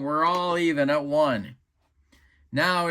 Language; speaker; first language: English; native; English